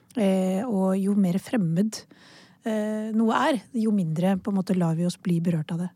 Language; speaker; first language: Norwegian; early bilingual, other home language; Urdu